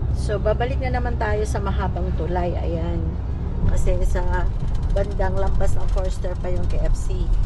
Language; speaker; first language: Filipino; non-native, local second language; Cebuano